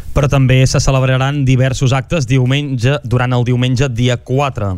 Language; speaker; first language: Catalan; native; Catalan